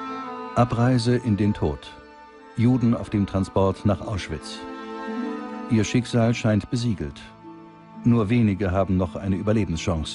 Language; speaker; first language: German; native; German